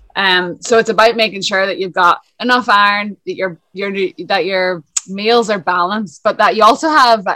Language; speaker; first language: English; native; English